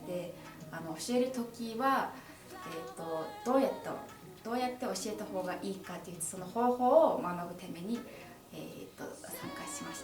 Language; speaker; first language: Japanese; non-native, fluent; Mongolian